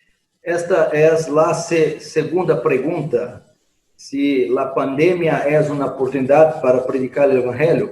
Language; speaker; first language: Spanish; non-native, fluent; Portuguese